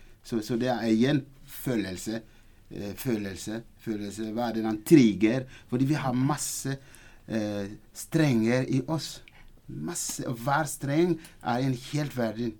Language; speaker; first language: Norwegian; non-native, fluent; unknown